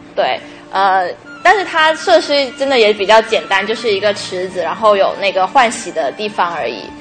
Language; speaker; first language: Chinese; native; Chinese